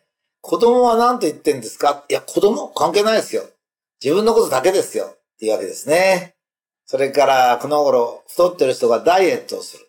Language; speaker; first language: Japanese; native; Japanese